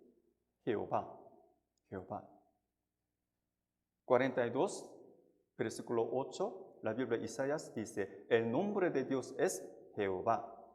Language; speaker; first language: Spanish; non-native, fluent; Korean